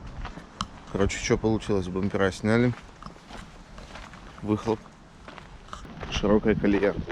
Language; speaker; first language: Russian; native; Russian